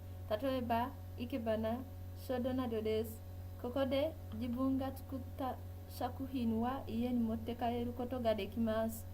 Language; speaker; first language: Japanese; non-native, learner; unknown